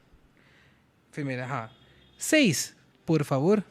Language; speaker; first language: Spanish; non-native, learner; Hindi